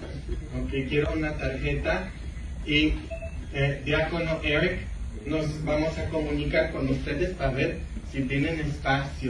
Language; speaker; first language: Spanish; non-native, fluent; English